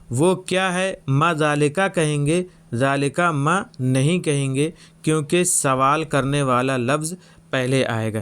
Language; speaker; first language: Urdu; native; Urdu